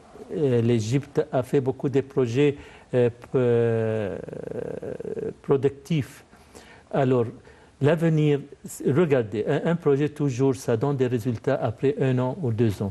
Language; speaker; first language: French; non-native, fluent; Arabic